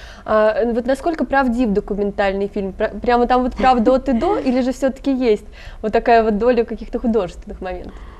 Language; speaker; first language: Russian; native; Russian